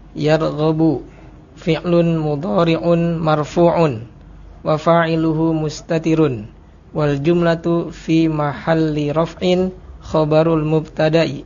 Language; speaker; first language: Arabic; non-native, learner; Indonesian